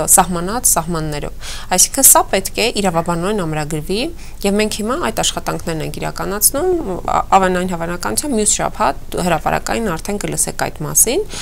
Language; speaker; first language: Armenian; native; Armenian